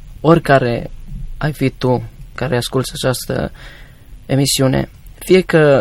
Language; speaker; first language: Romanian; native; Romanian